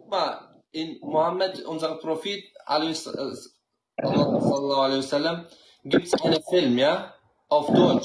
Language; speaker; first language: German; non-native, learner; Central Kurdish